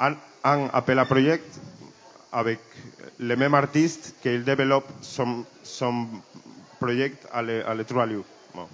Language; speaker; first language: French; non-native, learner; Spanish